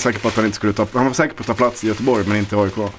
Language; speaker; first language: Swedish; native; Swedish